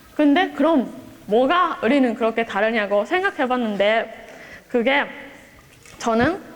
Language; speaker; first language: Korean; non-native, fluent; Japanese